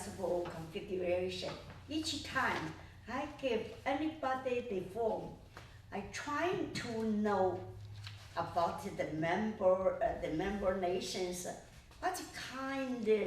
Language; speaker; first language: English; non-native, learner; Chinese